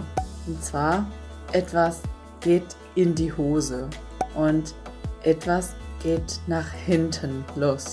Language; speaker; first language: German; non-native, fluent; Vietnamese